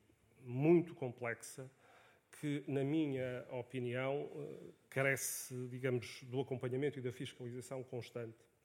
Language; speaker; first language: Portuguese; native; Portuguese